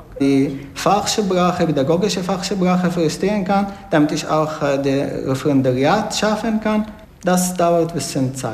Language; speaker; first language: German; non-native, fluent; Arabic